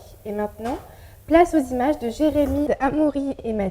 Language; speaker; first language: French; native; French